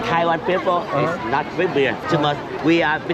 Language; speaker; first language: English; non-native, learner; Vietnamese